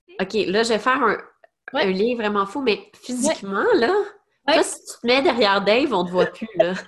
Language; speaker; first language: French; native; French